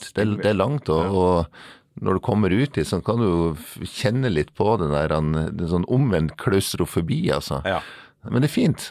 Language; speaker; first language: Norwegian; native; Norwegian